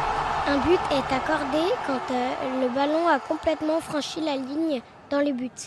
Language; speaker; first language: French; native; French